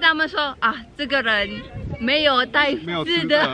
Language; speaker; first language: Chinese; non-native, learner; Filipino